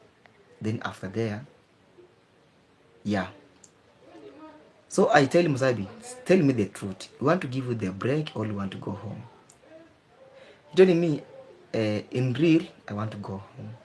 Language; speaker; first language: English; non-native, learner; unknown